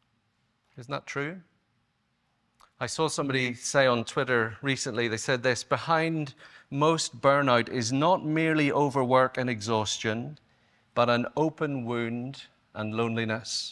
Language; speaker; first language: English; native; English